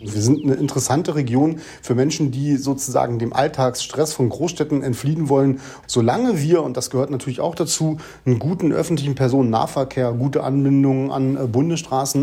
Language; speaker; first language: German; native; German